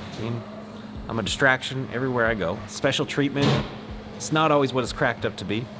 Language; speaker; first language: English; native; English